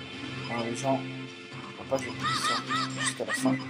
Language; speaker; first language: French; native; French